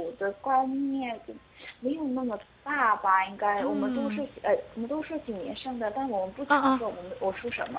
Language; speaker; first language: Chinese; non-native, learner; Korean